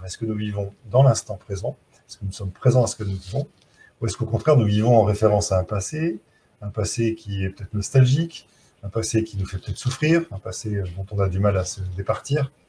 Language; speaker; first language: French; native; French